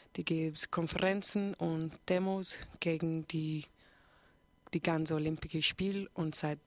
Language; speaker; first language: German; non-native, learner; English